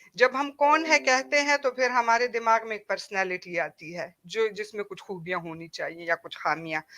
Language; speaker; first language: Hindi; non-native, fluent; Pashto